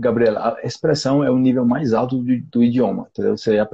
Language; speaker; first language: Portuguese; native; Portuguese